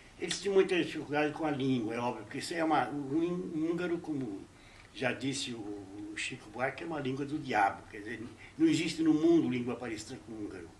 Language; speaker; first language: Portuguese; early bilingual, other home language; Hungarian